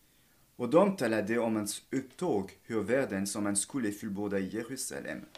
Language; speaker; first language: Swedish; non-native, fluent; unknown